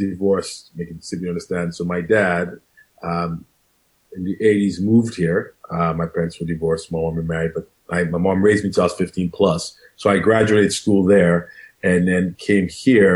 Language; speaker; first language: English; non-native, local second language; Krio